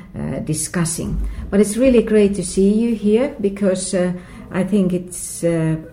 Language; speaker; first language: English; non-native, fluent; Finnish